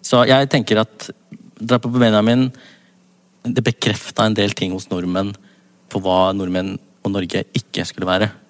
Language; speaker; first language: Norwegian; native; Norwegian